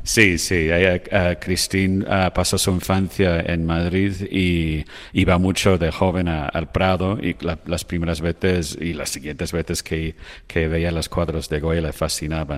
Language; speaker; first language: Spanish; non-native, fluent; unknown